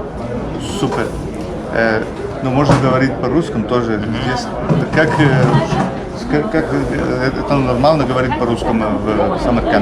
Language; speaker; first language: Russian; non-native, learner; Serbian